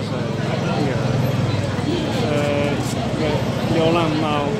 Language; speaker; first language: Chinese; non-native, learner; Italian